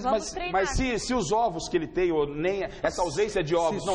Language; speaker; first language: Portuguese; native; Portuguese